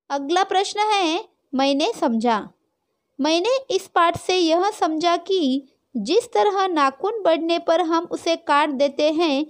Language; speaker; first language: Hindi; non-native, local second language; Marathi